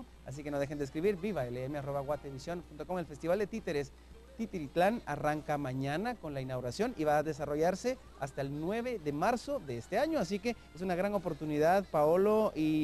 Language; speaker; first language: Spanish; native; Spanish